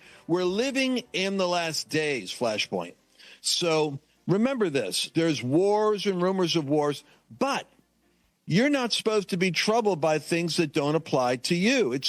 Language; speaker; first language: English; native; English